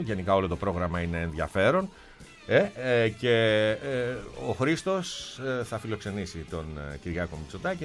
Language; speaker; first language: Greek; native; Greek